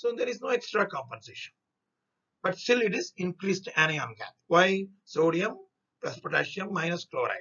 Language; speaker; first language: English; non-native, local second language; Tamil